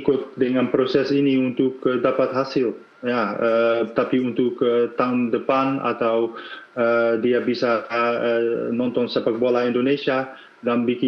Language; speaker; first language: Indonesian; non-native, fluent; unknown